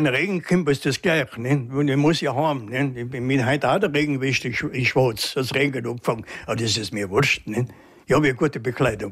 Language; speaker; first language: German; native; German